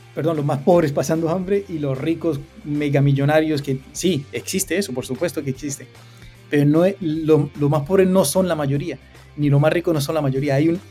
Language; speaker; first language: Spanish; native; Spanish